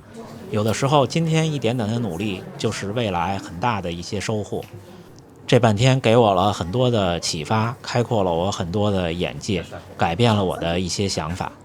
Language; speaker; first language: Chinese; native; Chinese